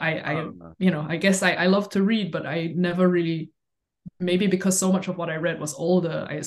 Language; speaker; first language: English; native; English